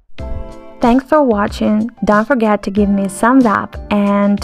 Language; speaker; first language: English; non-native, fluent; Russian